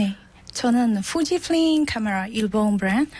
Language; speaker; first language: Korean; non-native, learner; Burmese